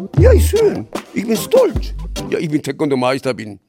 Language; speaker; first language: German; non-native, learner; Korean